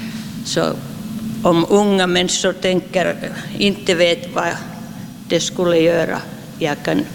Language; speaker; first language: Swedish; non-native, local second language; Finnish